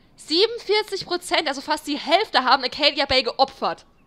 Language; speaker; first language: German; native; German